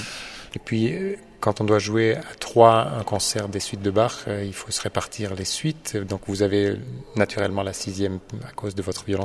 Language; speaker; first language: French; native; French